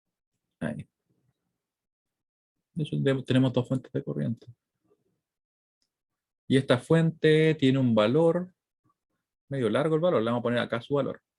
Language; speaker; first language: Spanish; native; Spanish